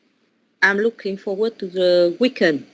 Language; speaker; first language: English; non-native, learner; Vietnamese